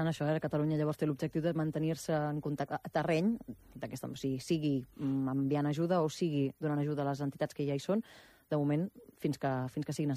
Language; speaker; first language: Catalan; native; Catalan